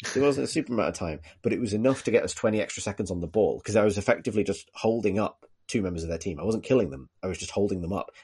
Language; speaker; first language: English; native; English